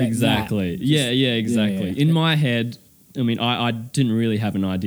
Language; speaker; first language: English; native; English